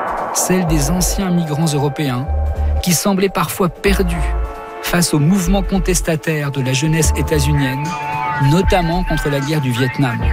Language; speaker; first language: French; native; French